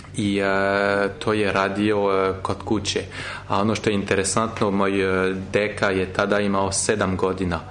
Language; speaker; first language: Serbian; non-native, fluent; French